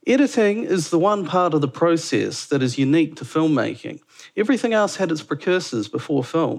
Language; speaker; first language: English; native; English